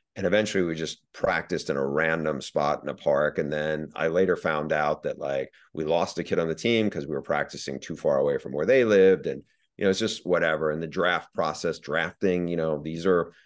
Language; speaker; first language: English; native; English